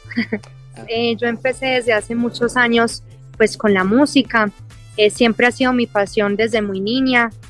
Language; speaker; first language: Spanish; early bilingual, heritage; English